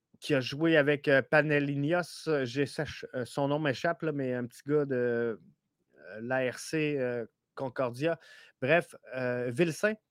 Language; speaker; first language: French; native; French